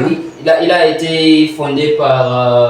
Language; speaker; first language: French; non-native, learner; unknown